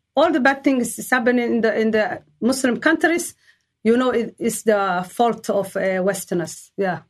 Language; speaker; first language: English; non-native, learner; Somali